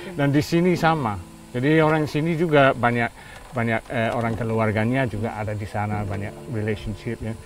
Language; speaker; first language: Indonesian; non-native, fluent; English